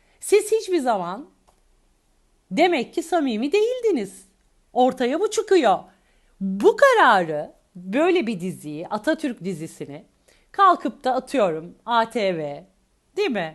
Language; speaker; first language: Turkish; native; Turkish